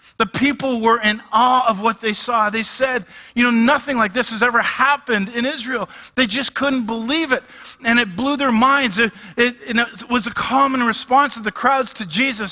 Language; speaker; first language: English; native; English